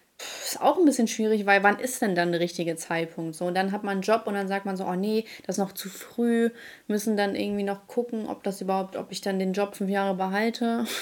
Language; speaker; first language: German; early bilingual, other home language; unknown